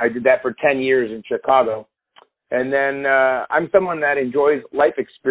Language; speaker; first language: English; native; English